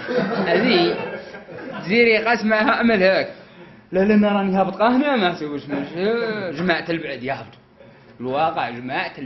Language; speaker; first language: Arabic; native; Arabic